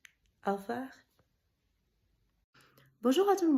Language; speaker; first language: French; non-native, fluent; Russian